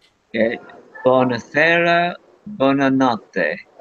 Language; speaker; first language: Italian; non-native, learner; Japanese